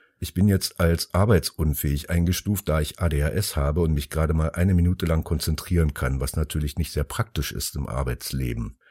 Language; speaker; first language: German; early bilingual, other home language; Finnish